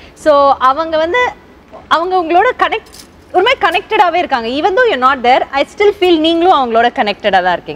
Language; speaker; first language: Tamil; native; Tamil